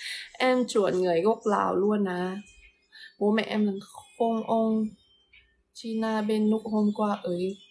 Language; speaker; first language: Vietnamese; non-native, fluent; Lao